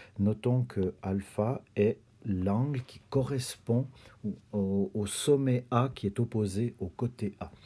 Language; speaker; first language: French; native; French